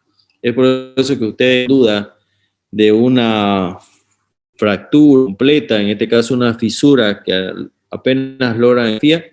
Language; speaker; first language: Spanish; native; Spanish